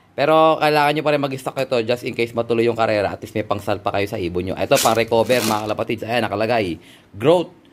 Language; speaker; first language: Filipino; native; Filipino